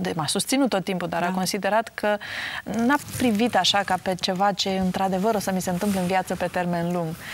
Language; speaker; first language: Romanian; native; Romanian